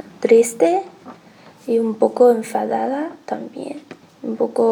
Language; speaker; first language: Spanish; non-native, learner; Chinese